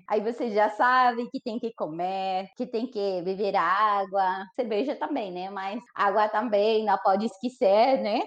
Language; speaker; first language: Portuguese; non-native, fluent; Spanish